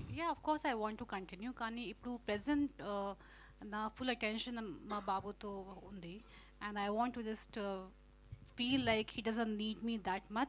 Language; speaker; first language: Telugu; non-native, fluent; Hindi